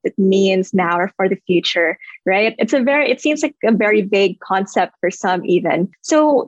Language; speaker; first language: English; non-native, local second language; Filipino